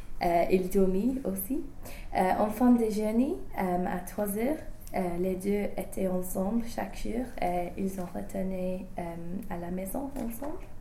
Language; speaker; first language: French; non-native, learner; English